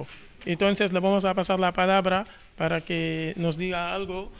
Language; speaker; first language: Spanish; non-native, fluent; Wolof